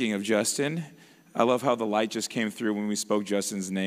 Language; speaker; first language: English; native; English